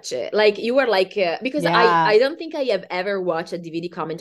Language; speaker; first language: English; non-native, fluent; Italian